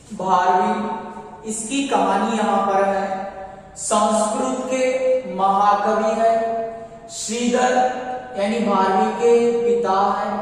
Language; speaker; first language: Hindi; non-native, local second language; Kannada